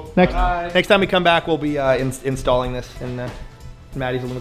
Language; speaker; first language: English; native; English